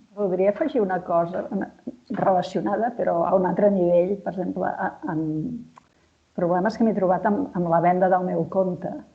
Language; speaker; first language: Catalan; native; Catalan